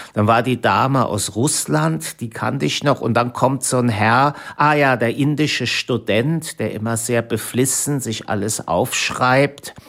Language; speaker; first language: German; native; German